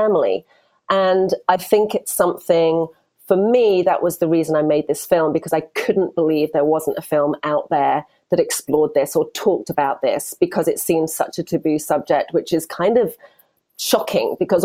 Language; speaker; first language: English; native; English